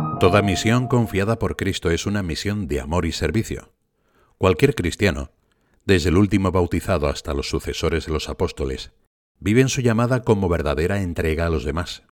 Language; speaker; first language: Spanish; native; Spanish